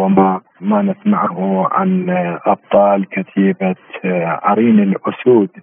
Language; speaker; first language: Arabic; native; Arabic